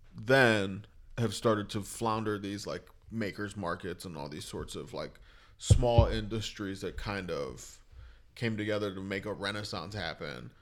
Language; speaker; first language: English; native; English